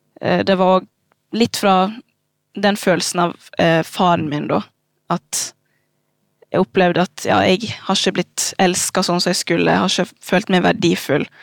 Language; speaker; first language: Norwegian; early bilingual, other home language; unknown